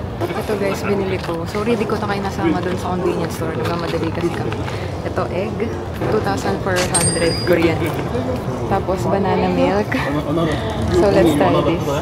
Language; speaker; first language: Filipino; native; Filipino